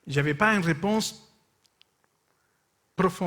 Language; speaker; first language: French; non-native, fluent; Spanish